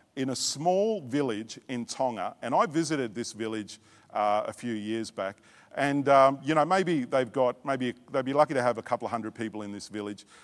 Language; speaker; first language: English; native; English